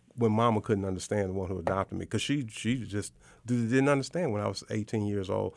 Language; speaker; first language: English; native; English